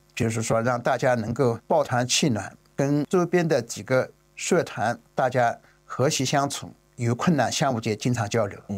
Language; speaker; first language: Chinese; native; Chinese